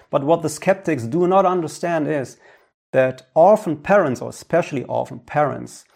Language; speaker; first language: English; non-native, fluent; German